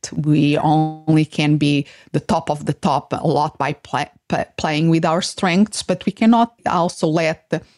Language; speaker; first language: English; non-native, fluent; Portuguese